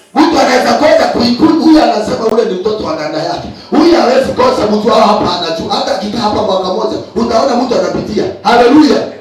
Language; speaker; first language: Swahili; non-native, local second language; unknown